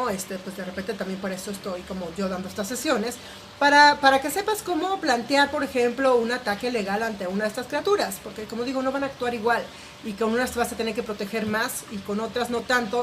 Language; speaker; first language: Spanish; native; Spanish